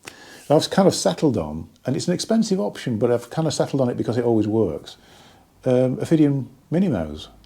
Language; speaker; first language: English; native; English